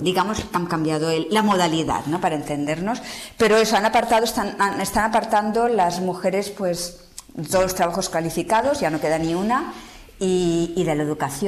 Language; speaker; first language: Spanish; native; Spanish